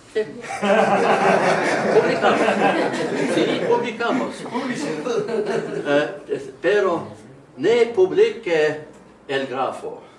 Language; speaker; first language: Spanish; non-native, learner; Estonian